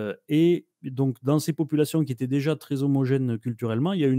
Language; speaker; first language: French; native; French